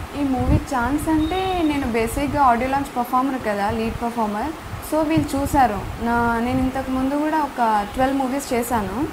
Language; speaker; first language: Telugu; non-native, fluent; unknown